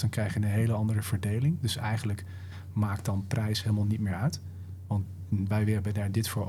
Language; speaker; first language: Dutch; native; Dutch